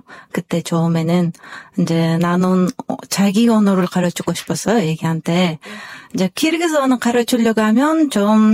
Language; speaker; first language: Korean; non-native, fluent; Kyrgyz